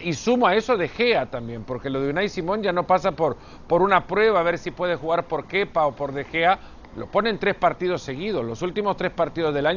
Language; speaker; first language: Spanish; native; Spanish